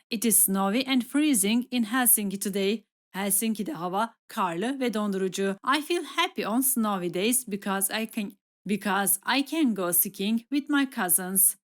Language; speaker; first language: English; non-native, fluent; Turkish